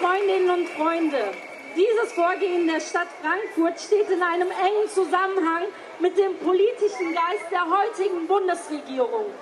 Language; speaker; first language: German; early bilingual, other home language; Turkish